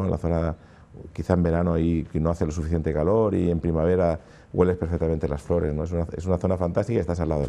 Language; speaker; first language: Spanish; native; Spanish